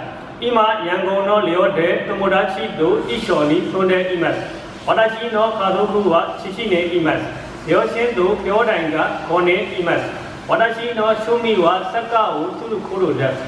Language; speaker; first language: Japanese; non-native, learner; Burmese